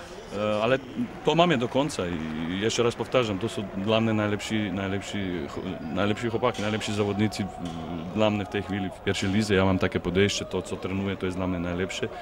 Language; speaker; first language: Polish; non-native, fluent; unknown